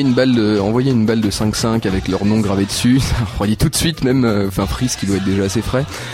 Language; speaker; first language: French; native; French